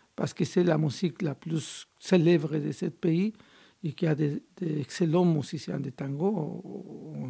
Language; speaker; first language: French; non-native, fluent; Spanish